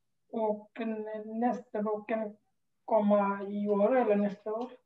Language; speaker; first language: Swedish; non-native, fluent; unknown